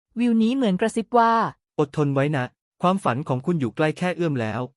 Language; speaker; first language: Thai; native; Thai